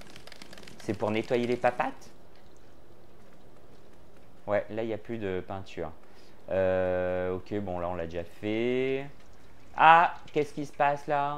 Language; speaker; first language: French; native; French